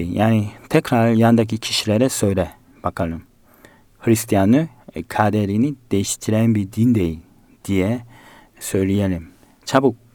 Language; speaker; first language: Turkish; non-native, fluent; Korean